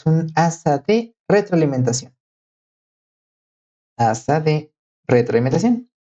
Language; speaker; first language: Spanish; native; Spanish